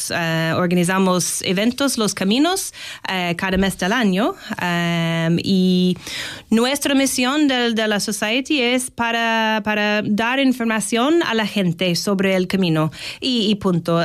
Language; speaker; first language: Spanish; non-native, fluent; English